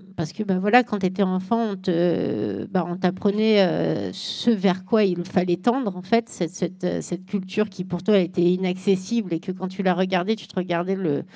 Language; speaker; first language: French; native; French